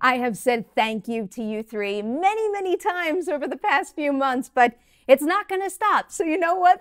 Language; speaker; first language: English; native; English